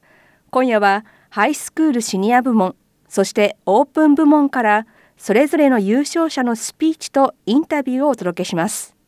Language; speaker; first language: Japanese; native; Japanese